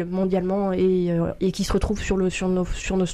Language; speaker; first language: French; native; French